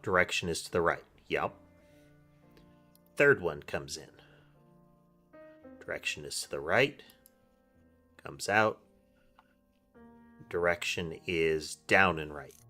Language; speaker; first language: English; native; English